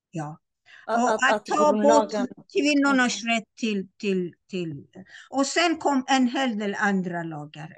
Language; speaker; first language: Swedish; non-native, fluent; Persian